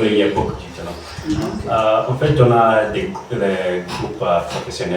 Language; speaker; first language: French; non-native, learner; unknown